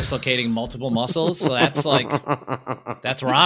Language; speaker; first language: English; early bilingual, other home language; Polish